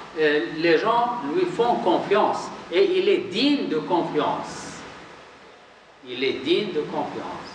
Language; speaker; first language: French; non-native, local second language; Arabic